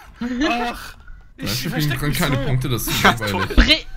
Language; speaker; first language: German; native; German